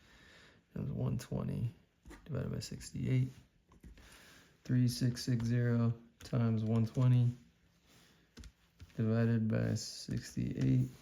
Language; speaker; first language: English; native; English